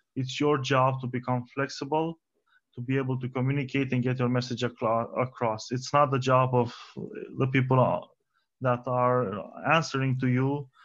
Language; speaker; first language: English; non-native, fluent; Romanian